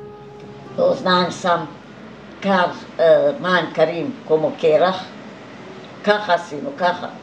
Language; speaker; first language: Hebrew; non-native, fluent; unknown